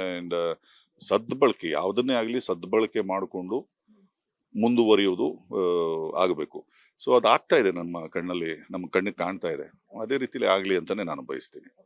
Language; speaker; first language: Kannada; native; Kannada